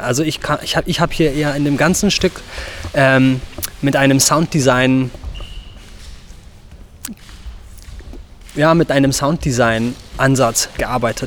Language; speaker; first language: German; native; German